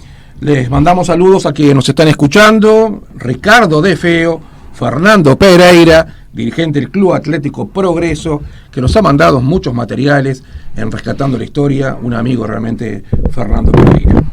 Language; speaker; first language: Spanish; native; Spanish